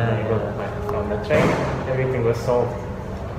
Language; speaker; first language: English; non-native, fluent; Lithuanian